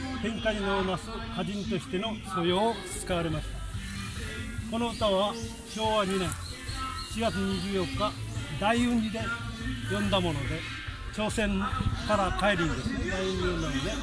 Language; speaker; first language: Japanese; native; Japanese